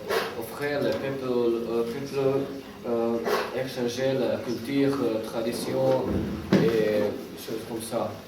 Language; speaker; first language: French; non-native, learner; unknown